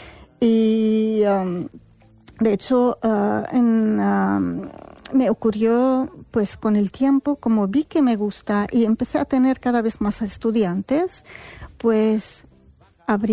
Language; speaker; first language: Spanish; non-native, fluent; Arabic